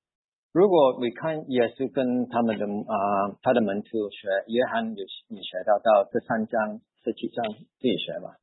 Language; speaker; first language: Chinese; early bilingual, heritage; Chinese